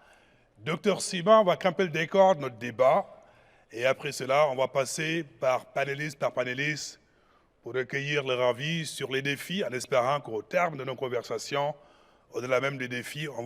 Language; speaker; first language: French; non-native, local second language; Wolof